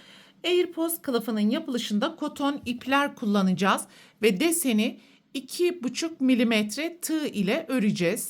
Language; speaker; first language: Turkish; native; Turkish